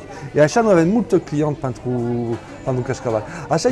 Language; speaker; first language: Romanian; non-native, learner; French